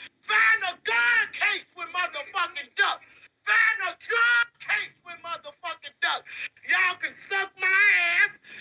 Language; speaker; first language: English; native; English